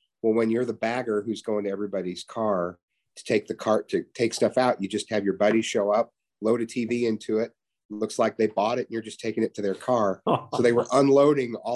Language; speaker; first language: English; native; English